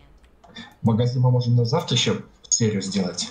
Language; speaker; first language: Russian; native; Russian